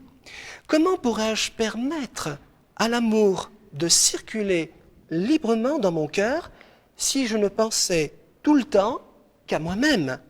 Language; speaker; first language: French; non-native, local second language; Arabic